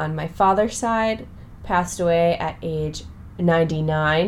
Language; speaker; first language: English; native; English